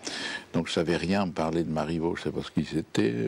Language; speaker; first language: French; native; French